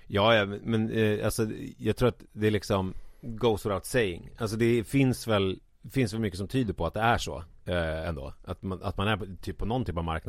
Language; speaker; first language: Swedish; native; Swedish